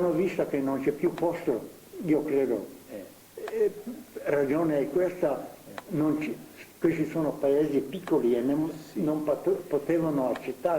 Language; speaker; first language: Italian; non-native, fluent; Slovenian